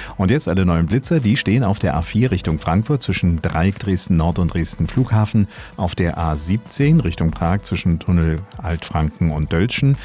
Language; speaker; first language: German; native; German